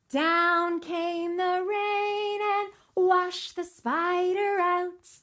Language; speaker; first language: English; native; English